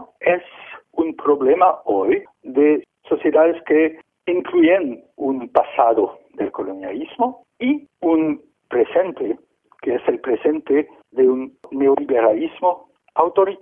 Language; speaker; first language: Spanish; non-native, fluent; French